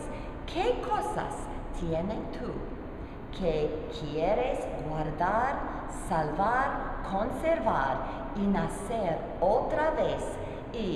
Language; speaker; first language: Spanish; non-native, learner; English